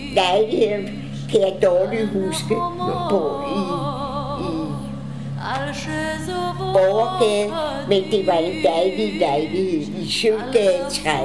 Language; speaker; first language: Danish; early bilingual, other home language; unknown